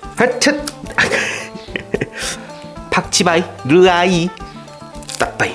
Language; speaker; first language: Thai; non-native, fluent; Korean